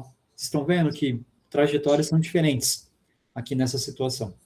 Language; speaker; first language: Portuguese; native; Portuguese